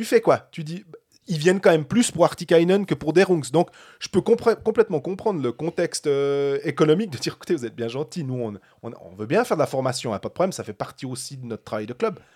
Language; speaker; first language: French; native; French